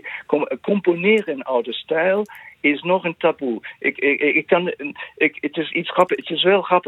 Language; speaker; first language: Dutch; non-native, fluent; English